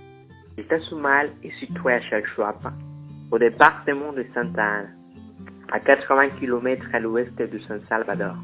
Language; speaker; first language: French; non-native, learner; Spanish